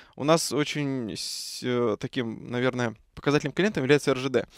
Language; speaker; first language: Russian; native; Russian